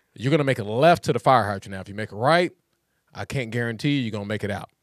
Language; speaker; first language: English; native; English